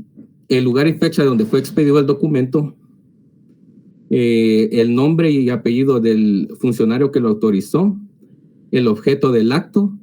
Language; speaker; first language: Spanish; native; Spanish